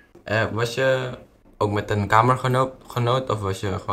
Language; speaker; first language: Dutch; non-native, fluent; Indonesian